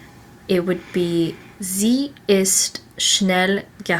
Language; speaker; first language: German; non-native, learner; English